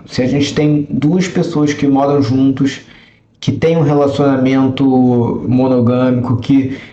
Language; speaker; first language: Portuguese; native; Portuguese